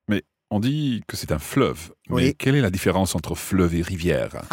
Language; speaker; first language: French; non-native, fluent; English